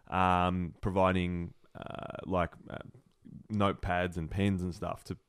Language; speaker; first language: English; native; English